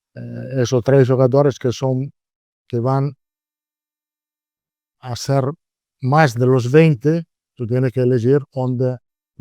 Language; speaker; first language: Spanish; non-native, fluent; Italian